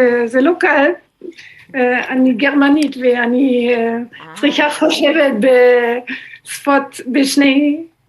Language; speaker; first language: Hebrew; non-native, learner; German